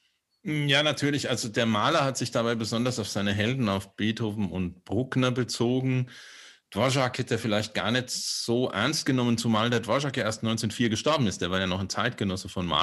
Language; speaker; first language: German; native; German